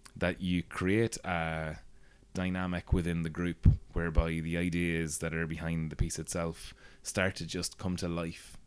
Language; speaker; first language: English; native; English